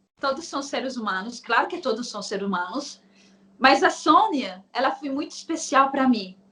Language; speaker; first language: Portuguese; non-native, fluent; Arabic